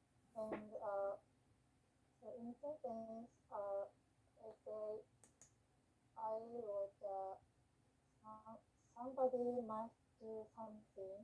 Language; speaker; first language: English; non-native, learner; Japanese